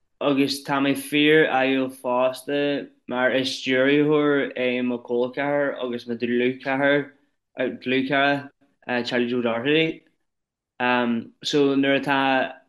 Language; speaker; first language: Irish; non-native, local second language; English